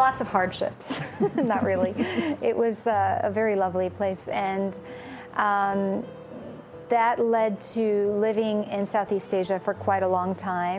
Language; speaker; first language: English; non-native, fluent; Romanian